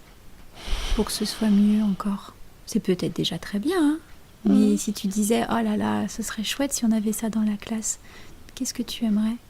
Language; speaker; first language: French; native; French